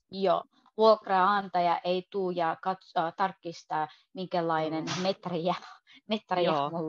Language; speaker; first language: Finnish; non-native, learner; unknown